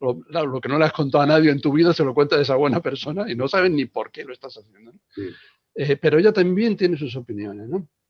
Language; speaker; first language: Spanish; native; Spanish